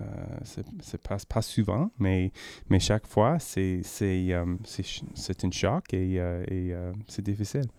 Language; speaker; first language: French; non-native, learner; English